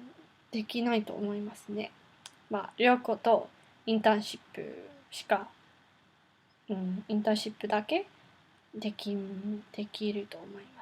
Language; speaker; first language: Japanese; non-native, learner; Afrikaans